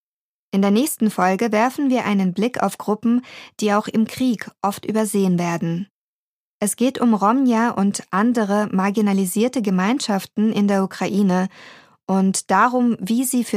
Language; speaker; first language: German; native; German